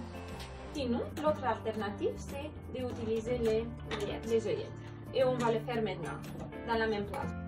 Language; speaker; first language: French; non-native, fluent; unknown